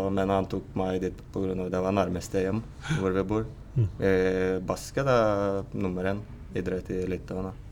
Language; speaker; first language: Norwegian; non-native, fluent; Lithuanian